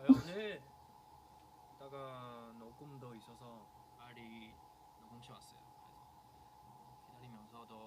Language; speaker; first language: Korean; non-native, fluent; Chinese